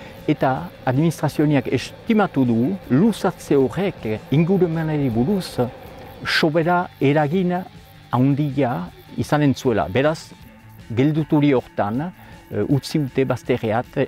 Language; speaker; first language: Basque; native; Basque